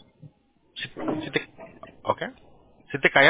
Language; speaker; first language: Spanish; early bilingual, heritage; Spanish